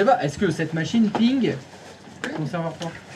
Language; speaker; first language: French; native; French